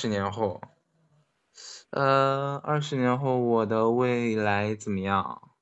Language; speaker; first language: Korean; non-native, learner; Chinese